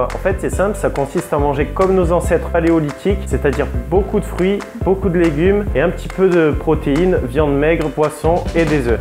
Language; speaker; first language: French; native; French